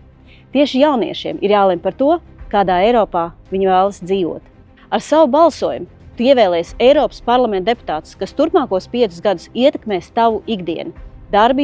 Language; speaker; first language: Latvian; native; Latvian